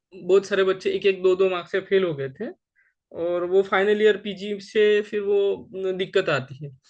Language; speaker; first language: Hindi; non-native, local second language; Marathi